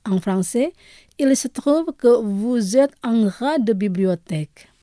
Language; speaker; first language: French; non-native, learner; Indonesian